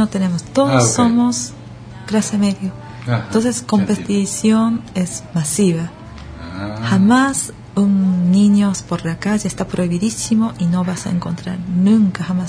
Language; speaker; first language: Spanish; non-native, learner; Japanese